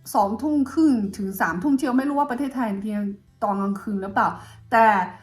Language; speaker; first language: Thai; non-native, fluent; Chinese